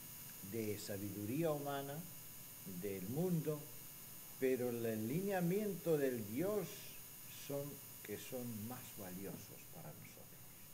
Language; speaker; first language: Spanish; non-native, fluent; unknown